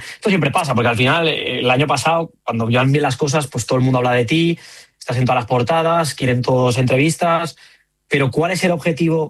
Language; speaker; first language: Spanish; native; Spanish